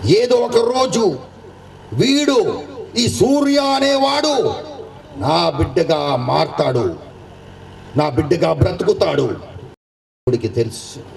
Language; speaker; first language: Telugu; non-native, local second language; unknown